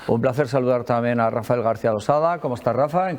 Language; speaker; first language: Spanish; native; Spanish